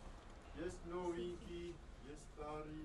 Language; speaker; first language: Russian; non-native, learner; Armenian